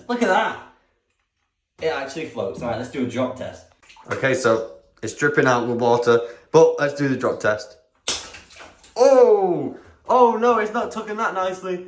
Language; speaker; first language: English; native; English